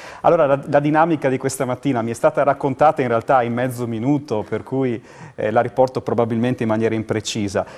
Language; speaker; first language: Italian; native; Italian